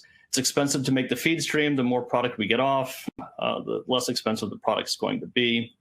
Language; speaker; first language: English; native; English